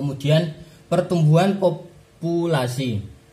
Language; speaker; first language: Indonesian; native; Indonesian